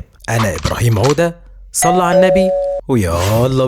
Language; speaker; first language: Arabic; native; Arabic